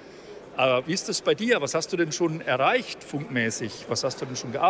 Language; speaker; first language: German; native; German